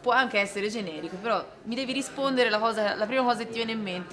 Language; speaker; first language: Italian; native; Italian